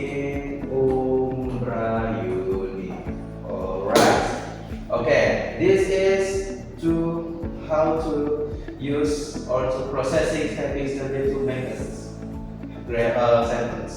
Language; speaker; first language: English; non-native, learner; Indonesian